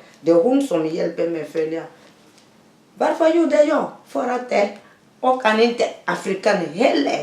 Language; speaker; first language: Swedish; non-native, learner; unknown